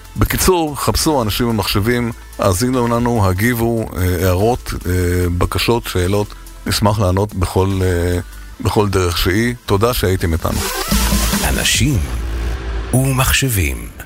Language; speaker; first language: Hebrew; native; Hebrew